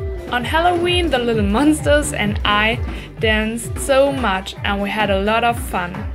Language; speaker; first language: English; non-native, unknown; German